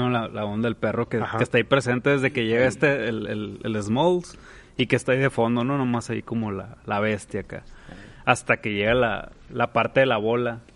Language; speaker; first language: Spanish; native; Spanish